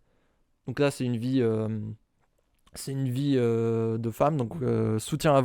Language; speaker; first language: French; native; French